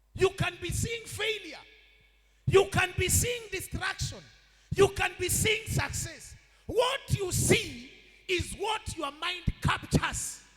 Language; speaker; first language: English; non-native, local second language; Swahili